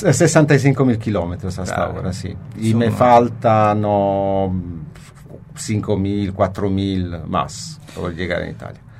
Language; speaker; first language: Spanish; non-native, fluent; Italian